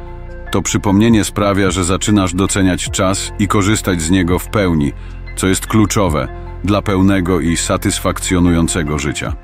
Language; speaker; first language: Polish; native; Polish